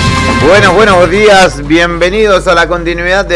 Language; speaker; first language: Spanish; native; Spanish